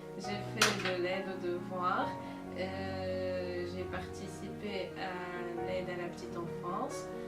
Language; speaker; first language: French; non-native, local second language; Arabic